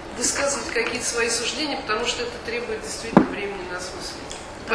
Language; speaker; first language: Russian; native; Russian